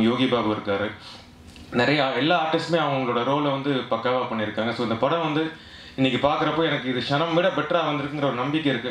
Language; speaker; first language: Tamil; native; Tamil